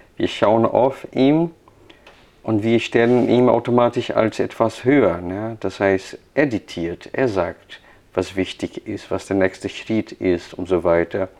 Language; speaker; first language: German; non-native, fluent; Portuguese